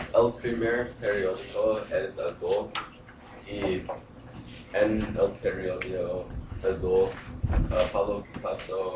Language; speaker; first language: Spanish; non-native, learner; English